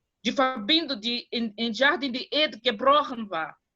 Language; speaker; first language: German; non-native, fluent; Portuguese